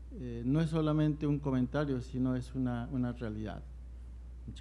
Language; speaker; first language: Spanish; native; Spanish